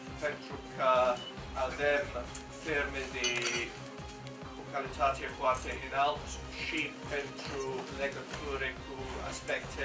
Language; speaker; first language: Romanian; non-native, learner; English